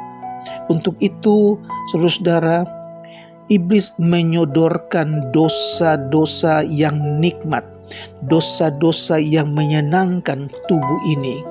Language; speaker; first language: Indonesian; native; Indonesian